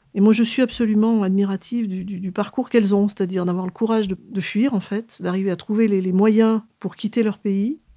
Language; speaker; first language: French; native; French